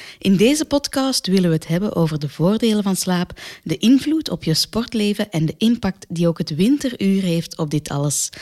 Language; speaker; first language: Dutch; native; Dutch